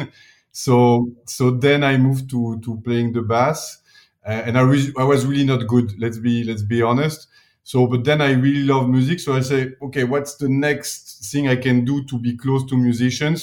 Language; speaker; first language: English; non-native, fluent; French